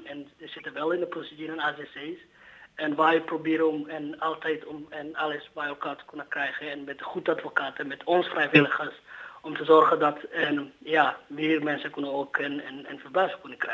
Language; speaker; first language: Dutch; non-native, learner; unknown